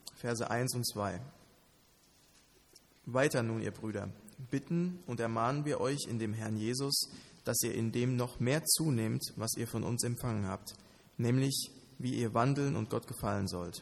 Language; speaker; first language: German; native; German